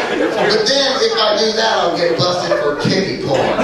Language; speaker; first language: English; native; English